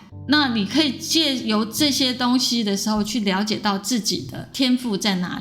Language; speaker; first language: Chinese; native; Chinese